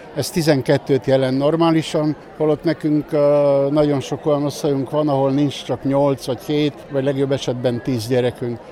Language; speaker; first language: Hungarian; native; Hungarian